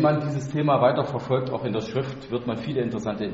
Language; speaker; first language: German; native; German